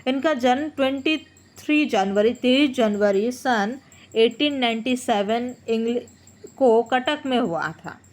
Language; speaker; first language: Hindi; non-native, local second language; Bangla